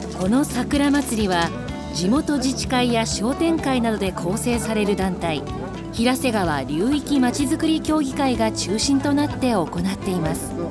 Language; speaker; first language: Japanese; native; Japanese